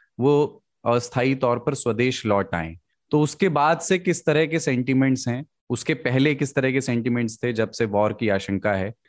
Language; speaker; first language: Hindi; native; Hindi